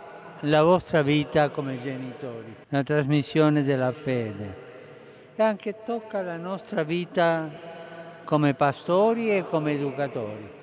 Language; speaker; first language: Italian; non-native, fluent; Spanish